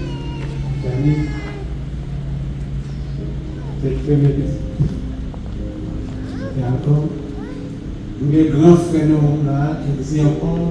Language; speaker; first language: French; non-native, local second language; Haitian Creole